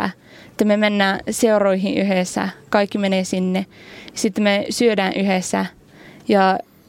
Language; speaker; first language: Finnish; non-native, learner; English